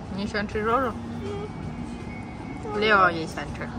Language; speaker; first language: Chinese; non-native, learner; Russian